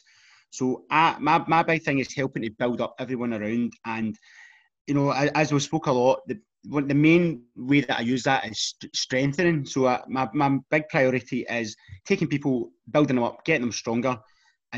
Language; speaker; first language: English; native; English